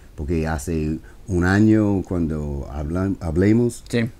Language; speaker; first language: Spanish; non-native, learner; English